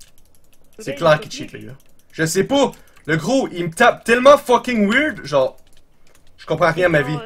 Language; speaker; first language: French; native; French